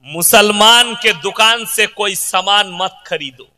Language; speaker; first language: Hindi; non-native, local second language; Bangla